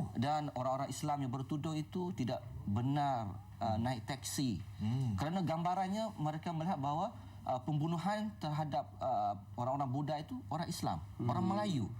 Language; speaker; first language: Malay; native; Malay